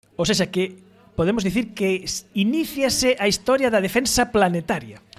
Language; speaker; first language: Galician; native; Galician